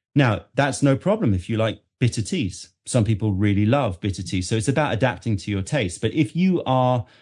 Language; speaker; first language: English; native; English